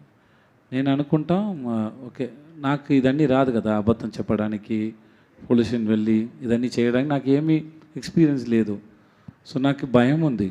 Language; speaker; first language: Telugu; non-native, learner; Tamil